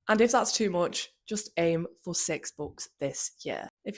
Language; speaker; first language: English; native; English